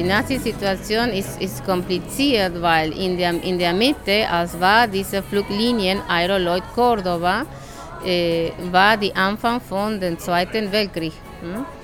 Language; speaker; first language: German; non-native, learner; Spanish